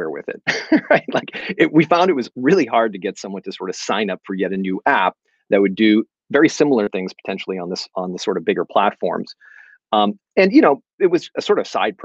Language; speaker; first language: English; native; English